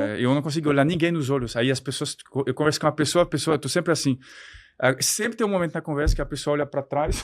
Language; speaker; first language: Portuguese; non-native, fluent; French